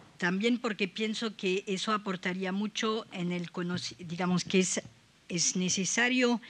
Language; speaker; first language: Spanish; non-native, fluent; French